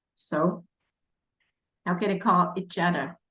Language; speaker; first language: English; non-native, fluent; Vietnamese